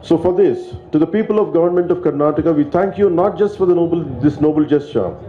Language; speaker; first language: English; non-native, local second language; Kannada